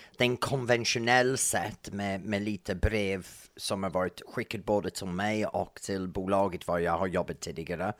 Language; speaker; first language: Swedish; non-native, fluent; English